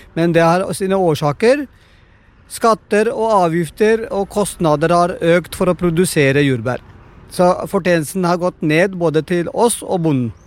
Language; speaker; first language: Norwegian; non-native, fluent; Punjabi